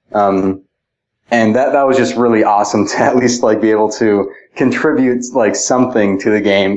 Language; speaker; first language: English; native; English